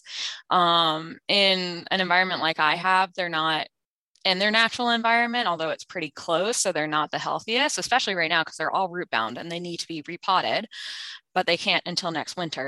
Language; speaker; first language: English; native; English